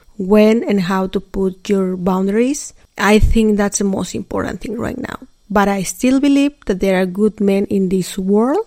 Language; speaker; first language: English; non-native, fluent; Spanish